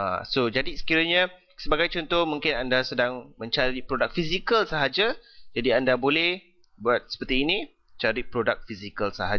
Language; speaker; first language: Malay; native; Malay